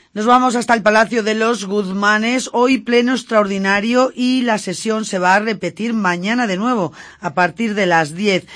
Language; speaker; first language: Spanish; native; Spanish